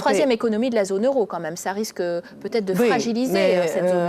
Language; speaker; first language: French; native; French